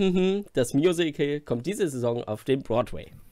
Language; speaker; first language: German; native; German